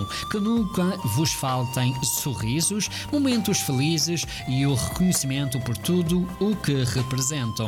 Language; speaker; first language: Portuguese; native; Portuguese